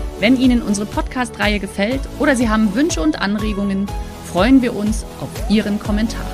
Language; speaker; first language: German; native; German